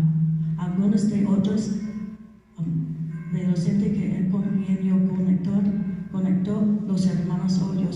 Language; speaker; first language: Spanish; non-native, learner; English